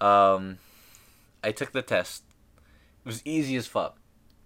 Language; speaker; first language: English; non-native, local second language; Filipino